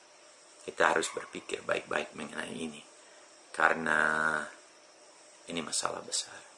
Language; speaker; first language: Indonesian; non-native, fluent; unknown